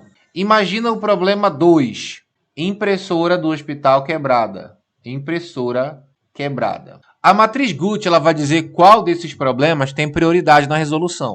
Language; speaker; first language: Portuguese; native; Portuguese